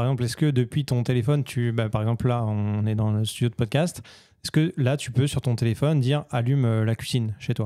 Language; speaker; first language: French; native; French